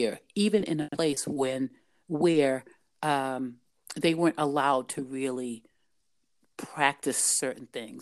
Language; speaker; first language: English; native; English